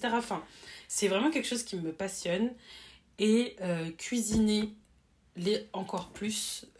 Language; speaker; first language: French; native; French